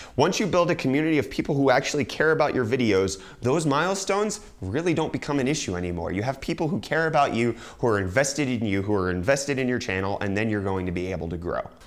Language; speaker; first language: English; native; English